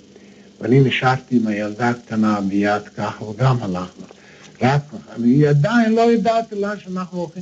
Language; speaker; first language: Hebrew; non-native, fluent; Polish